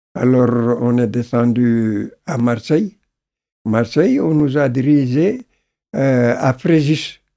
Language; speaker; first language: French; non-native, local second language; Wolof